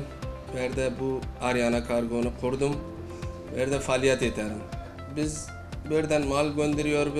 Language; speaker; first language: Turkish; non-native, learner; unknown